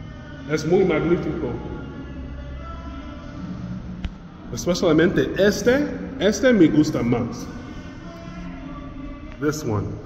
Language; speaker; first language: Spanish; non-native, learner; English